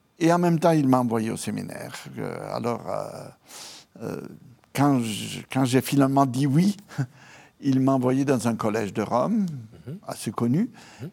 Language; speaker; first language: French; non-native, fluent; Italian